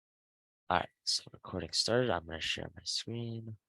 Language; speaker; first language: English; native; English